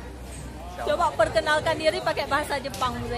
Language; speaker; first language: Indonesian; native; Indonesian